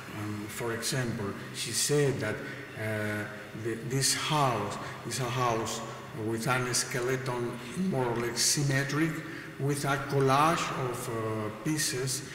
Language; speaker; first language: English; non-native, learner; Spanish